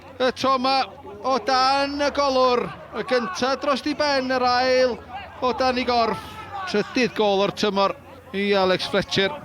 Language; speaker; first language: Welsh; native; Welsh